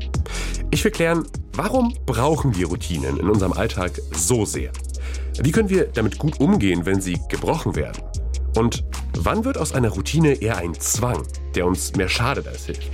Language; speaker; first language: German; native; German